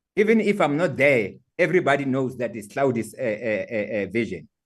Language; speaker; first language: English; non-native, local second language; Southern Sotho